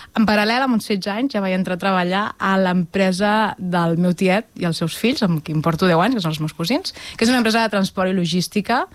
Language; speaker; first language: Catalan; native; Catalan